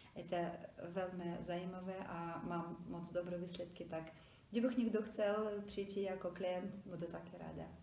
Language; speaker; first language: Czech; non-native, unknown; Tatar